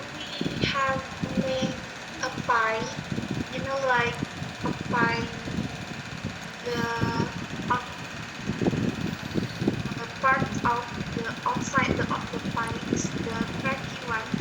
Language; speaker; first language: English; non-native, learner; Indonesian